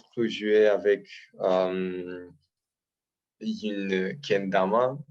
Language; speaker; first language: French; non-native, learner; Romanian